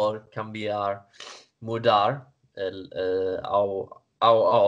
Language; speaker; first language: Portuguese; non-native, learner; Swedish